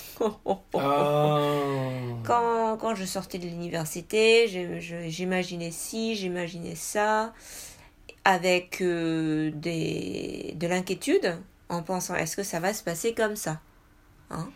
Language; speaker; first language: French; non-native, fluent; Japanese